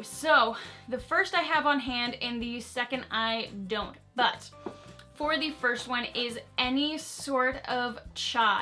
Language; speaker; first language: English; native; English